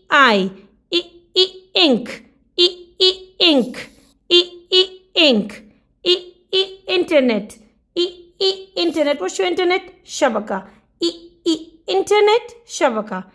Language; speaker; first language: Arabic; non-native, learner; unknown